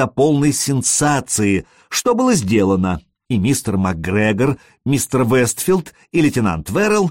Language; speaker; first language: Russian; native; Russian